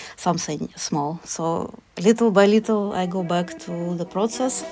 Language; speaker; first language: English; non-native, fluent; Ukrainian